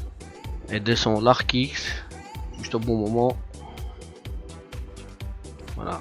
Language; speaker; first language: French; native; French